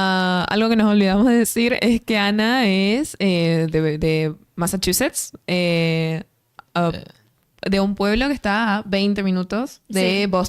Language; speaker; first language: Spanish; native; Spanish